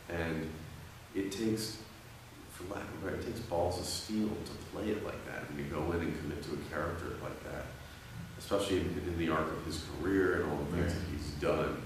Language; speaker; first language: English; native; English